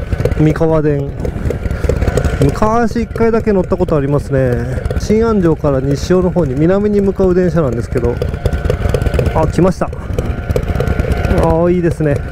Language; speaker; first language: Japanese; native; Japanese